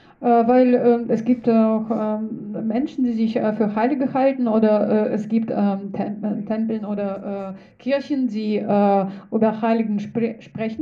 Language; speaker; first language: German; non-native, learner; Russian